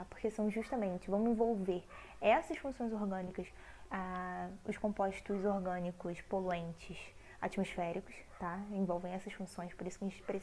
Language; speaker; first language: Portuguese; native; Portuguese